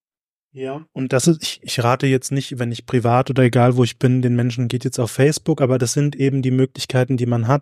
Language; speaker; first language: German; native; German